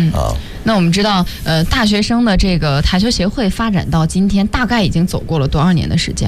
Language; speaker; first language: Chinese; native; Chinese